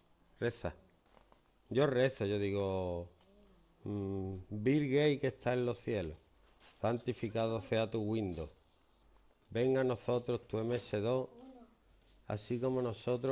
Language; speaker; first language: Spanish; native; Spanish